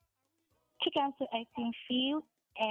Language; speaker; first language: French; non-native, learner; Igbo